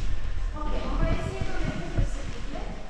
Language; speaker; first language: French; non-native, fluent; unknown